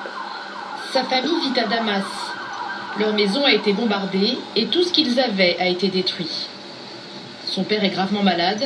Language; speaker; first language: French; native; French